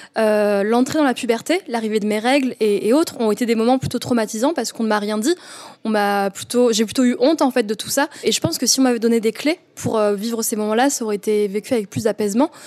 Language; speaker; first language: French; early bilingual, other home language; Arabic